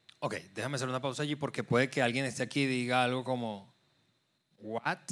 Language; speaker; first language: Spanish; native; Spanish